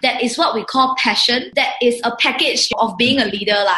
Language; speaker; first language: English; non-native, local second language; Chinese